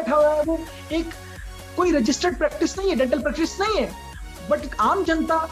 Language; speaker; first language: Hindi; native; Hindi